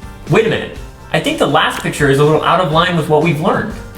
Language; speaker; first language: English; native; English